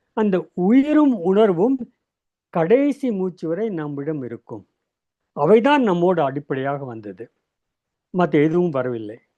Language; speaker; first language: Tamil; native; Tamil